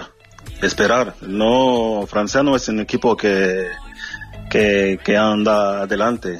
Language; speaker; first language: Spanish; non-native, fluent; French